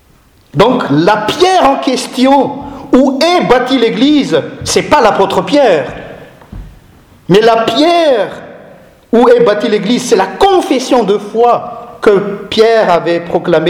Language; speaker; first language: French; non-native, local second language; Malagasy